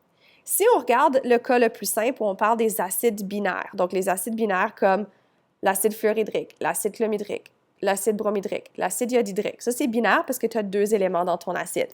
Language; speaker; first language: French; native; French